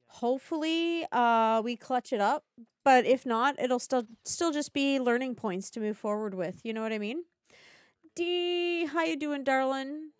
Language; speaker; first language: English; native; English